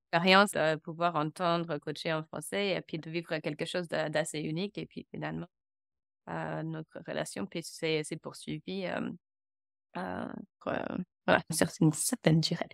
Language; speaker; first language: French; non-native, fluent; English